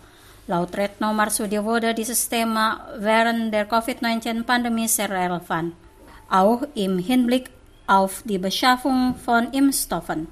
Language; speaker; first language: German; non-native, fluent; Indonesian